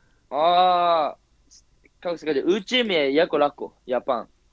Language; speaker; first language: Croatian; non-native, learner; Japanese